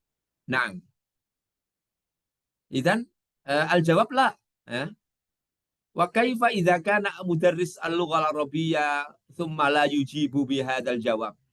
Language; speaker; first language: Arabic; non-native, fluent; Indonesian